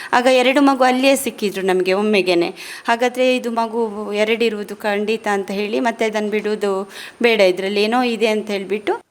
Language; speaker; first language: Kannada; native; Kannada